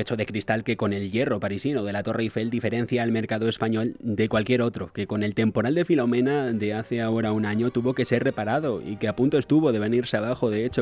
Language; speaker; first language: Spanish; native; Spanish